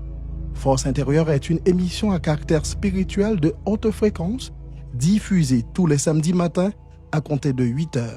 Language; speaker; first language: French; non-native, local second language; Haitian Creole